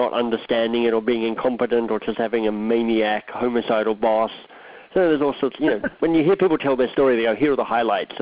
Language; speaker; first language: English; native; English